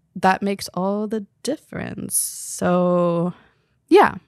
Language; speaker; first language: English; native; English